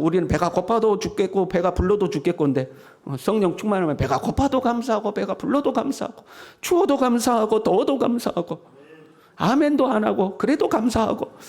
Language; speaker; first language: Korean; native; Korean